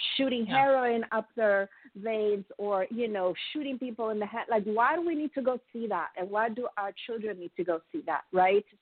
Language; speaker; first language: English; non-native, fluent; Italian